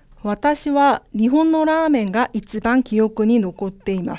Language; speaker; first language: Japanese; non-native, fluent; Korean